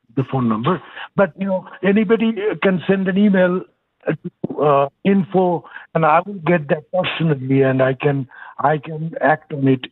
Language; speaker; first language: English; non-native, fluent; Bangla